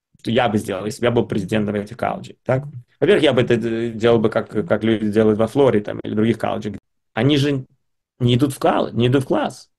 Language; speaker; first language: Russian; early bilingual, heritage; Russian